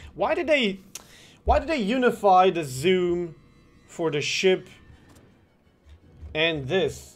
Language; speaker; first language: English; non-native, fluent; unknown